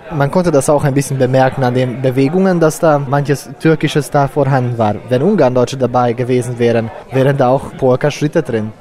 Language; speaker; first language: German; non-native, fluent; Hungarian